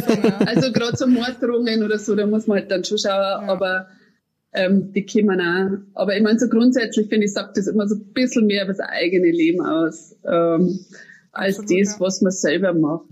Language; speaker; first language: German; native; German